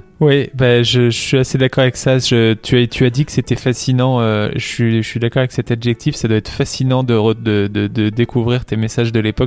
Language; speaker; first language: French; native; French